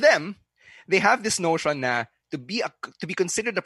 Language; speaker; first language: English; non-native, local second language; Filipino